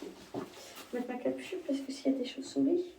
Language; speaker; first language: French; native; French